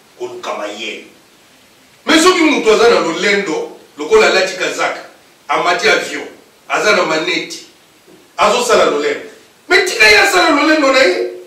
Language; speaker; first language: Lingala; non-native, local second language; Kongo